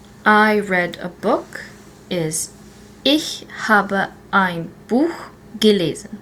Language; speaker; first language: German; non-native, learner; English